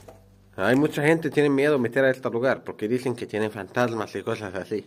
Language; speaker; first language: Spanish; non-native, fluent; Arabic